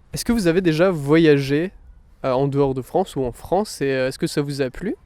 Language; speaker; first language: French; native; French